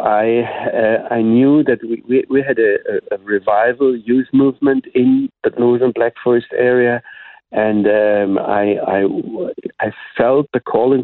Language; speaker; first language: English; non-native, fluent; German